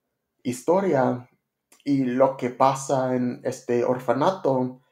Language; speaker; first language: Spanish; non-native, learner; English